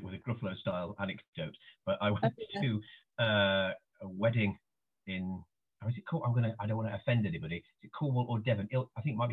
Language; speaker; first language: English; native; English